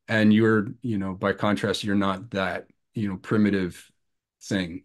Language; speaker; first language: English; native; English